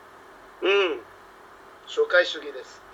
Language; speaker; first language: Japanese; non-native, learner; English